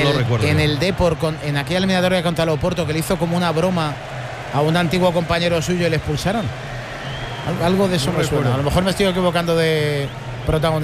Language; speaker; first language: Spanish; native; Spanish